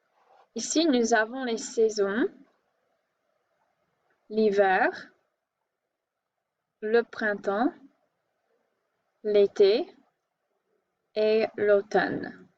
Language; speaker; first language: French; non-native, fluent; English